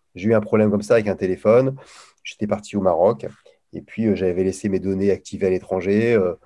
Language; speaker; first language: French; native; French